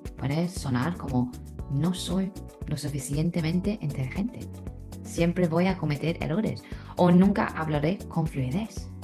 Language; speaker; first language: Spanish; non-native, fluent; Chinese